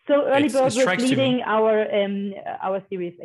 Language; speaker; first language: English; non-native, fluent; German